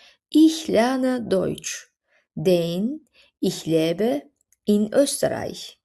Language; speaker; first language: German; non-native, fluent; Azerbaijani